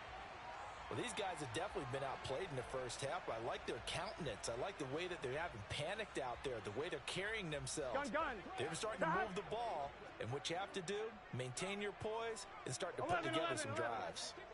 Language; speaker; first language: English; native; English